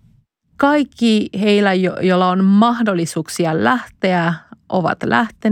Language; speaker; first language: Finnish; non-native, fluent; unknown